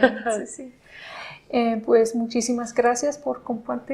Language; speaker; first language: Spanish; non-native, fluent; English